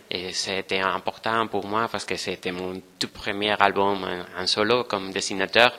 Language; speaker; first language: French; non-native, fluent; Spanish